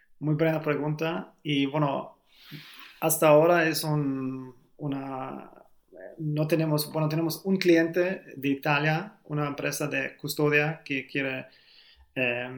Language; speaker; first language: Spanish; non-native, learner; German